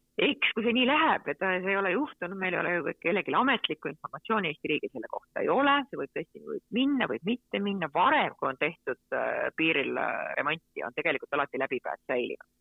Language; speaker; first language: Estonian; native; Estonian